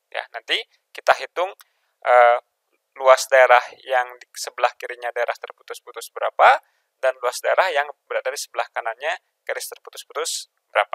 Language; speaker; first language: Indonesian; native; Indonesian